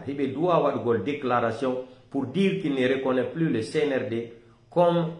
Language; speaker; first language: French; non-native, local second language; Fula